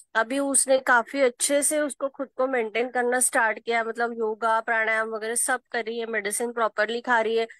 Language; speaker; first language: Hindi; non-native, local second language; Marathi